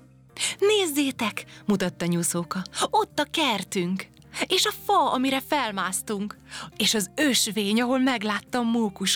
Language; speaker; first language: Hungarian; native; Hungarian